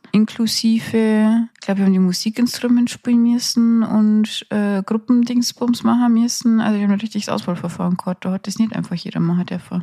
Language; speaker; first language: German; native; German